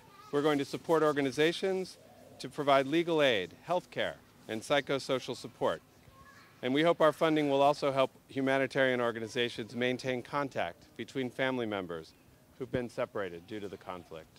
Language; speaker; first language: English; native; English